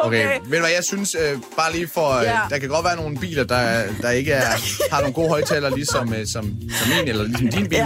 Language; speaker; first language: Danish; native; Danish